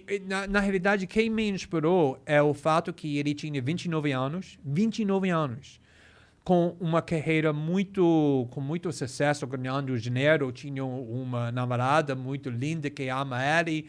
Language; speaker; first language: Portuguese; non-native, fluent; English